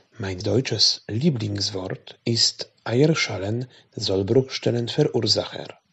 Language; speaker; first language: German; non-native, fluent; Polish